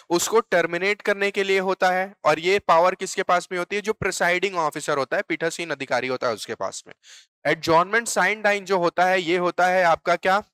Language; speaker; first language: Hindi; native; Hindi